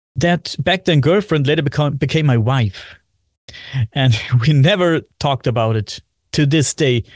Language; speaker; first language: English; non-native, fluent; German